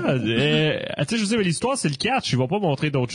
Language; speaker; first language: French; native; French